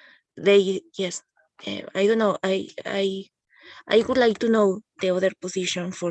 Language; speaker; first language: English; non-native, learner; Spanish